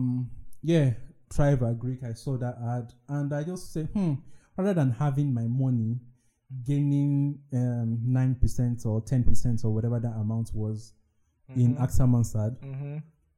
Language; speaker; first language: English; non-native, local second language; Yoruba